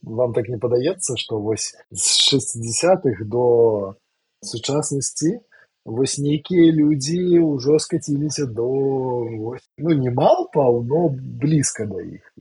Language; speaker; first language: Belarusian; non-native, local second language; Russian